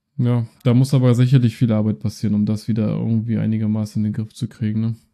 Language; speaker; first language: German; early bilingual, other home language; Russian